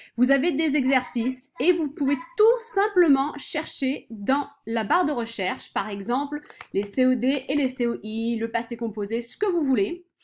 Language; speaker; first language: French; non-native, fluent; English